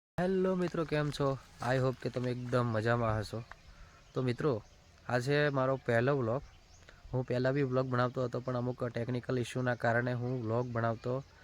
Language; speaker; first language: Gujarati; non-native, local second language; Bhili